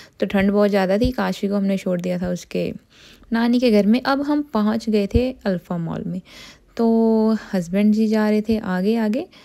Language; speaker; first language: Hindi; non-native, local second language; Punjabi